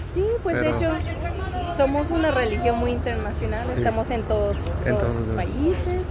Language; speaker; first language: Spanish; non-native, fluent; English